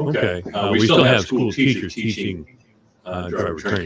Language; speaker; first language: English; native; English